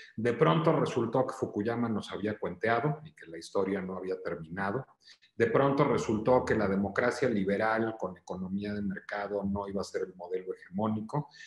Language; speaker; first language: Spanish; native; Spanish